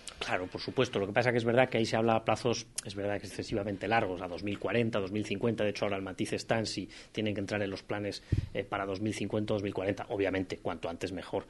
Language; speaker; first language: Spanish; native; Spanish